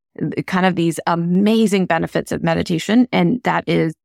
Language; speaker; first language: English; non-native, local second language; Hindi